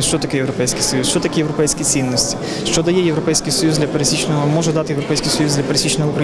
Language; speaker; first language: Ukrainian; native; Ukrainian